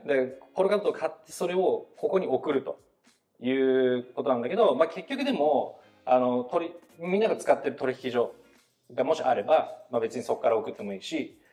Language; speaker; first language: Japanese; native; Japanese